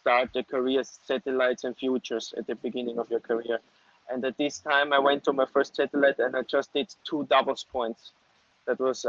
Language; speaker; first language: English; non-native, fluent; German